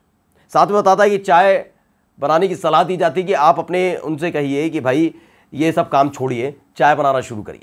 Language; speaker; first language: Hindi; native; Hindi